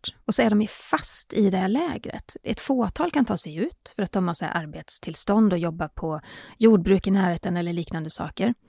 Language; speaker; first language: Swedish; native; Swedish